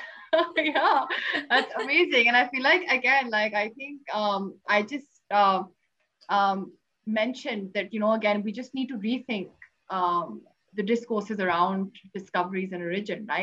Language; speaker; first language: English; non-native, local second language; Urdu